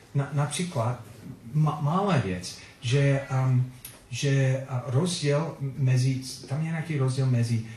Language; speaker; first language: Czech; non-native, fluent; Filipino